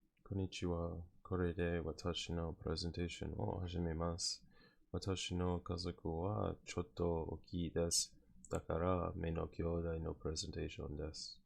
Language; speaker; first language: Japanese; non-native, learner; English